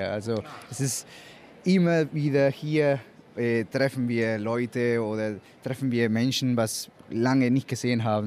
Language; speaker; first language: German; non-native, fluent; Spanish